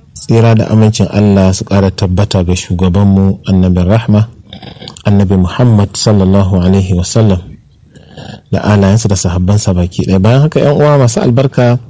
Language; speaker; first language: Hausa; native; Hausa